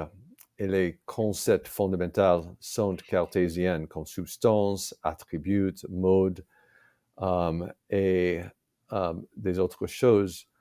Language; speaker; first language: French; non-native, fluent; English